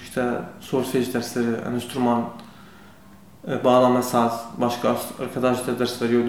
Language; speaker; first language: Turkish; non-native, learner; Kurdish